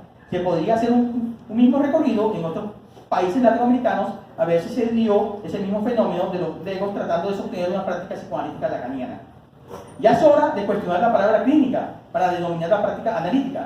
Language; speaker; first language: Spanish; native; Spanish